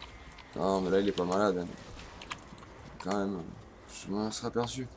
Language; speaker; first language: French; native; French